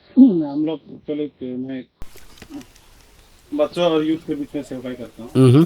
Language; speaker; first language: Hindi; non-native, local second language; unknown